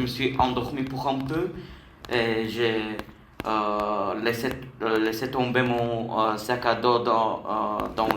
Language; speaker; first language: French; non-native, learner; Bulgarian